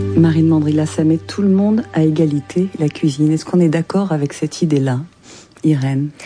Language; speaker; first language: French; native; French